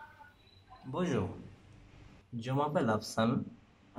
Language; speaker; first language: French; non-native, learner; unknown